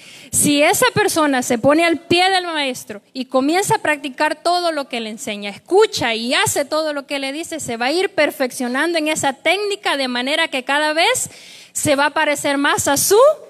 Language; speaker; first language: Spanish; native; Spanish